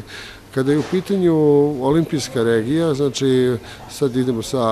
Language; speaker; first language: Croatian; native; Croatian